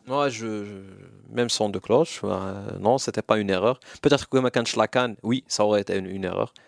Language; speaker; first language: French; non-native, local second language; Arabic